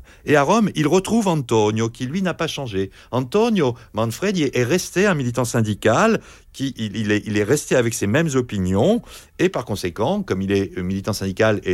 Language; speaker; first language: French; native; French